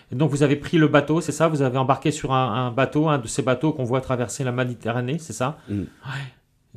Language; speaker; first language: French; native; French